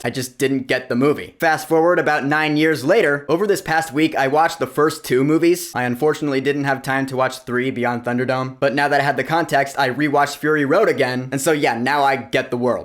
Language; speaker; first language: English; native; English